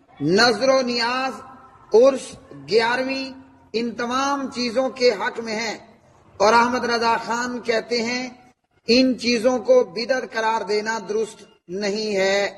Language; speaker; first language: Urdu; native; Urdu